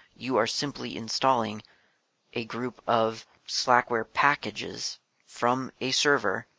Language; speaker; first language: English; native; English